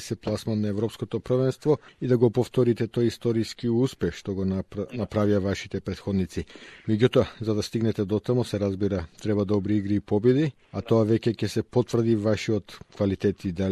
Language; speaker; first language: Macedonian; native; Macedonian